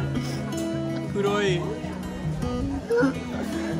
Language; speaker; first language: Japanese; non-native, learner; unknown